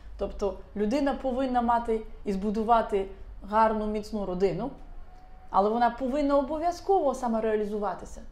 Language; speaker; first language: Ukrainian; non-native, local second language; Russian